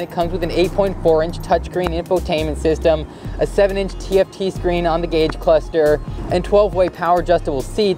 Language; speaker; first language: English; native; English